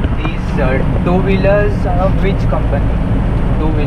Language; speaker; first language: English; non-native, fluent; Hindi